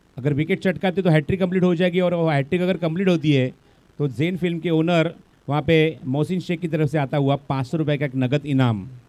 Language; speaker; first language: Hindi; non-native, local second language; Marathi